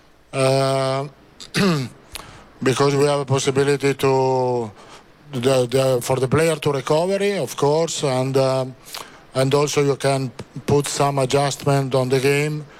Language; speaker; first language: English; non-native, fluent; Italian